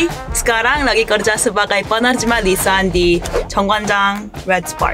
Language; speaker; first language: Indonesian; non-native, fluent; Korean